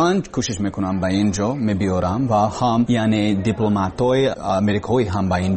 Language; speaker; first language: Persian; non-native, learner; English